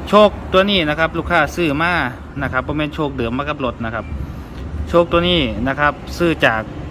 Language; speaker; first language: Thai; native; Thai